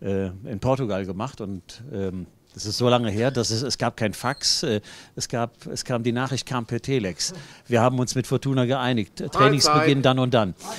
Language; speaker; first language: German; native; German